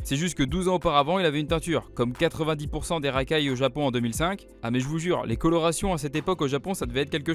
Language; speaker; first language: French; native; French